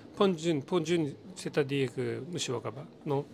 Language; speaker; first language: French; non-native, learner; Japanese